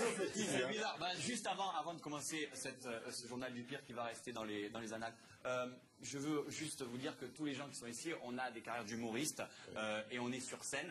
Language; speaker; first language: French; native; French